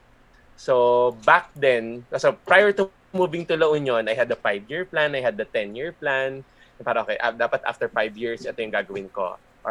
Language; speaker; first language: English; non-native, local second language; Filipino